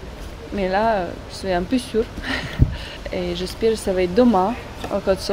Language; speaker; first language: French; non-native, learner; Russian